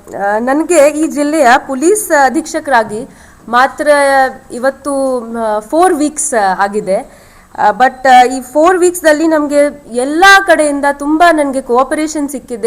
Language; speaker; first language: Kannada; non-native, fluent; Hindi